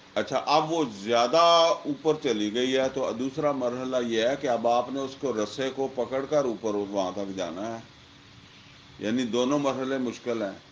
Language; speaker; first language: Urdu; non-native, local second language; Punjabi